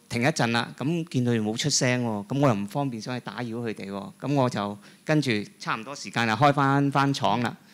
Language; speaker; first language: Cantonese; native; Cantonese